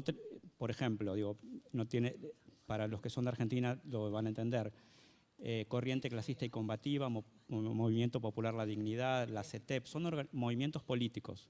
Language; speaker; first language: Spanish; native; Spanish